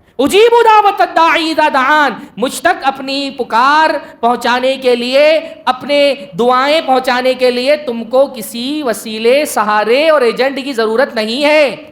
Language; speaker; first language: Urdu; native; Urdu